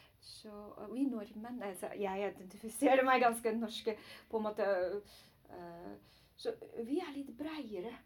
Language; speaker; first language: Norwegian; non-native, learner; Chinese